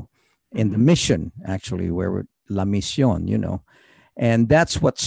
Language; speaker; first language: English; early bilingual, other home language; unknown